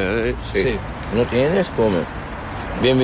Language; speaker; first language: Spanish; non-native, learner; Arabic